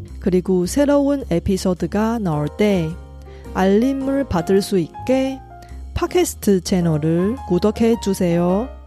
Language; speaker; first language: Korean; non-native, fluent; Chinese